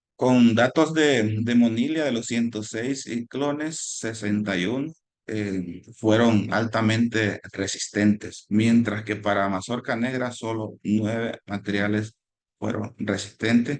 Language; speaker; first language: Spanish; native; Spanish